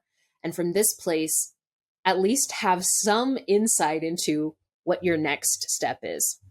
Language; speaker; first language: English; native; English